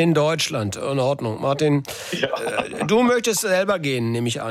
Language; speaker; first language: German; native; German